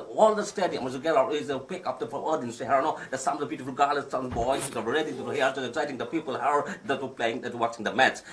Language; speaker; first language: English; non-native, local second language; Assamese